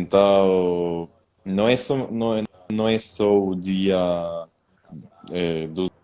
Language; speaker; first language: Portuguese; non-native, fluent; Spanish